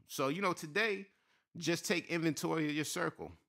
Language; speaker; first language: English; native; English